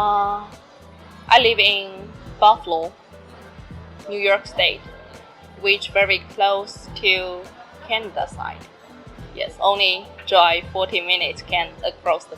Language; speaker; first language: English; non-native, learner; Chinese